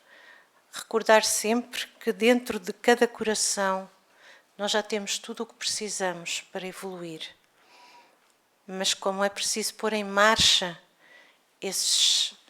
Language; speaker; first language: Portuguese; native; Portuguese